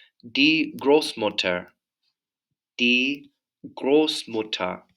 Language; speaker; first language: German; non-native, fluent; English